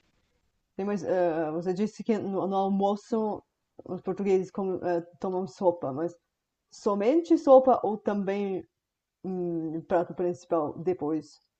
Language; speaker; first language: Portuguese; non-native, fluent; Bulgarian